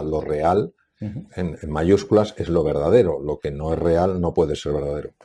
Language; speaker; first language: Spanish; native; Spanish